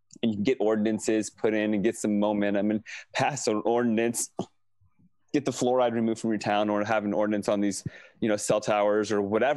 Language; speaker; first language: English; native; English